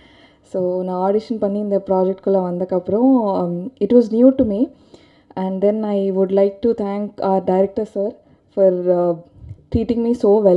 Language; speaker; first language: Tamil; non-native, learner; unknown